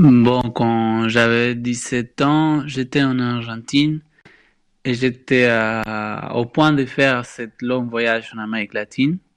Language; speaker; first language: French; non-native, fluent; Spanish